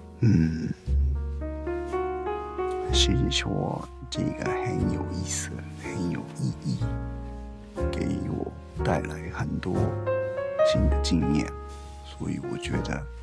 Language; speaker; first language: Chinese; non-native, learner; Japanese